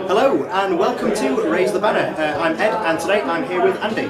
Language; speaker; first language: English; native; English